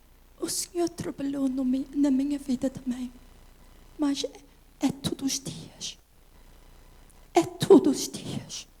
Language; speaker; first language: Portuguese; early bilingual, heritage; English